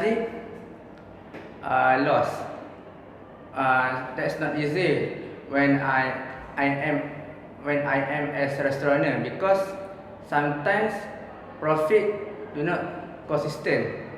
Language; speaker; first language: English; non-native, learner; Malay